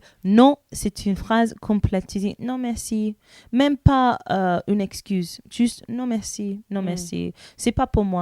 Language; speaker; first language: French; non-native, learner; English